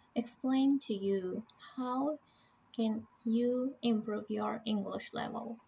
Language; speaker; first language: English; non-native, fluent; Azerbaijani